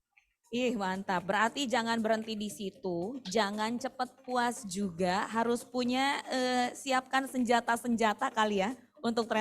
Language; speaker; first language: Indonesian; native; Indonesian